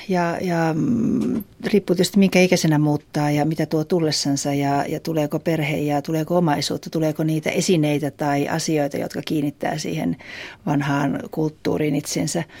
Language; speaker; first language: Finnish; native; Finnish